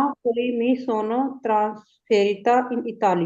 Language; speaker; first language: Italian; non-native, learner; Punjabi